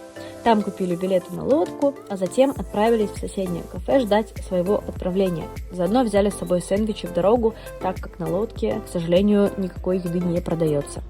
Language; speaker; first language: Russian; native; Russian